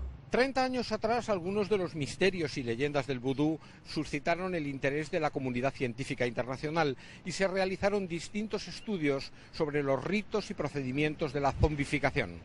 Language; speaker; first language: Spanish; native; Spanish